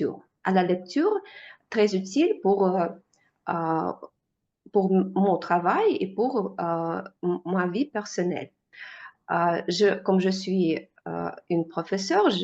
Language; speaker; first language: French; non-native, fluent; Russian